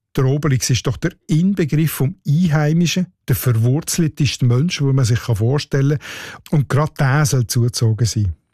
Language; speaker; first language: German; native; German